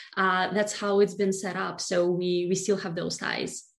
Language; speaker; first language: English; non-native, fluent; Russian